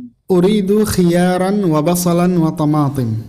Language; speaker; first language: Arabic; non-native, fluent; Indonesian